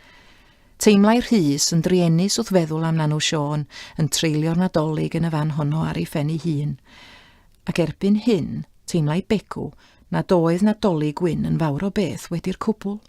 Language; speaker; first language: Welsh; native; Welsh